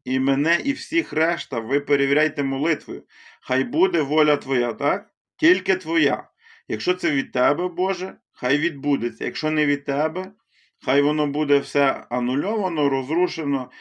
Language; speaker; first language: Ukrainian; native; Ukrainian